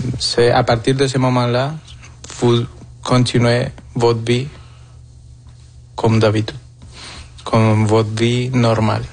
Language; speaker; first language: French; non-native, fluent; Spanish